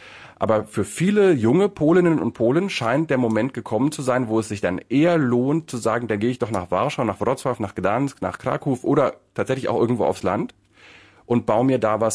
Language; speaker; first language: German; native; German